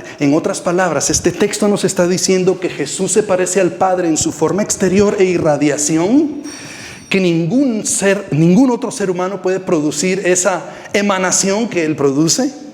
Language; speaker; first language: Spanish; native; Spanish